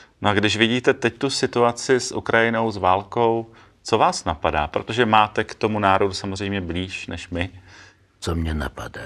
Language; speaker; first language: Czech; native; Czech